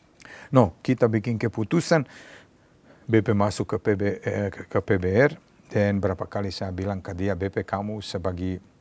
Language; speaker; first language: Indonesian; non-native, learner; Serbian